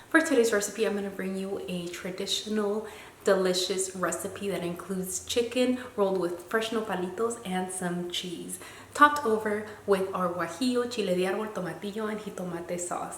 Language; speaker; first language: English; early bilingual, other home language; Spanish